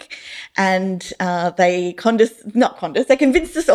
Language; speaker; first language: English; native; English